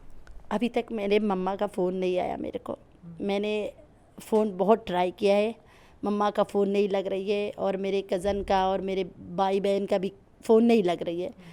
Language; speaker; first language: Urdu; non-native, learner; Persian